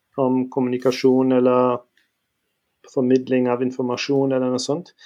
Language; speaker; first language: Norwegian; non-native, fluent; German